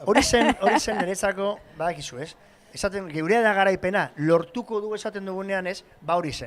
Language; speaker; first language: Basque; native; Basque